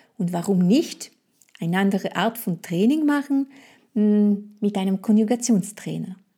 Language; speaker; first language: German; non-native, fluent; French